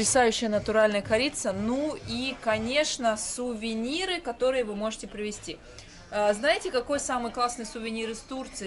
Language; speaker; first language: Russian; native; Russian